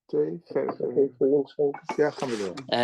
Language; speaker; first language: Dutch; native; Dutch